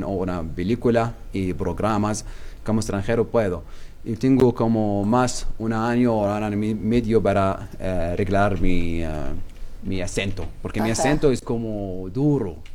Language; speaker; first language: Spanish; non-native, learner; Arabic